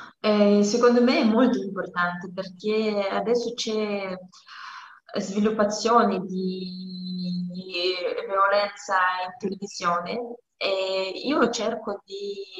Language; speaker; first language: Italian; non-native, learner; Russian